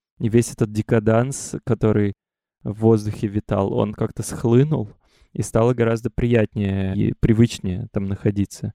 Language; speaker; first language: Russian; native; Russian